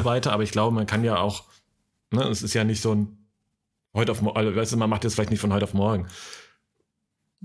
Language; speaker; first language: German; native; German